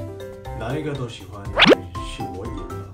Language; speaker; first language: Chinese; non-native, fluent; Thai